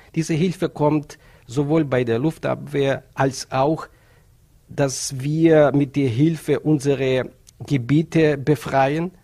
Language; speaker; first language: German; non-native, fluent; Ukrainian